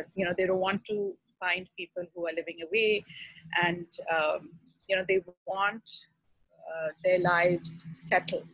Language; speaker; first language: English; non-native, local second language; Urdu